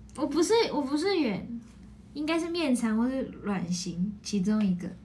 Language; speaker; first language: Chinese; non-native, fluent; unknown